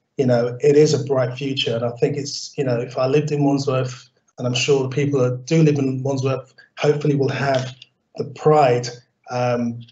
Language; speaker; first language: English; native; English